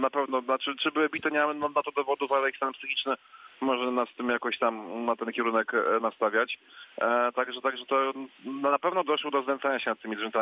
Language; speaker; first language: Polish; native; Polish